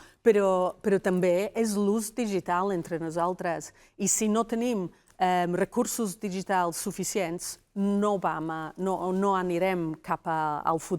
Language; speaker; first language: Catalan; non-native, fluent; Welsh